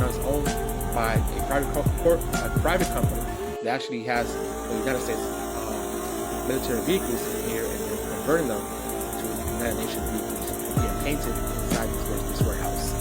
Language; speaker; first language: English; native; English